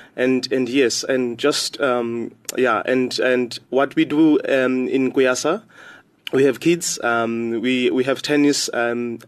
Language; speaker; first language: English; non-native, local second language; Xhosa